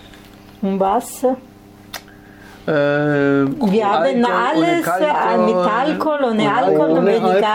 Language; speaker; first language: German; non-native, learner; Italian